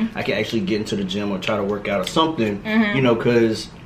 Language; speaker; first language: English; native; English